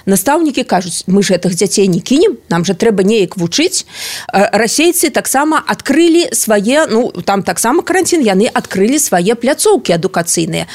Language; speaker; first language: Belarusian; non-native, local second language; Russian